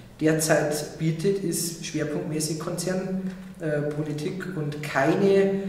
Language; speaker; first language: German; native; German